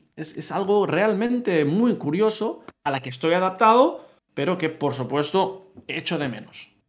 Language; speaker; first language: Spanish; native; Spanish